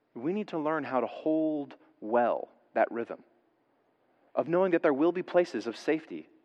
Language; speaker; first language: English; native; English